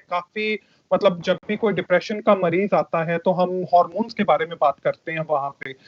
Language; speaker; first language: Hindi; native; Hindi